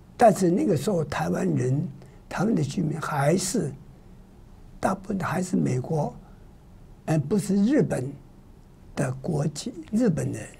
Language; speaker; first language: Chinese; non-native, local second language; Min Nan Chinese